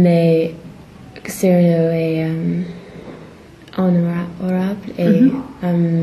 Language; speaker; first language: French; non-native, learner; English